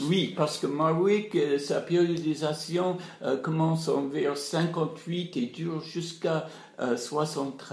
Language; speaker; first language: French; non-native, fluent; English